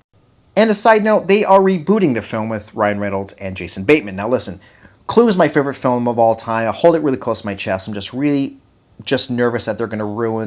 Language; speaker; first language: English; native; English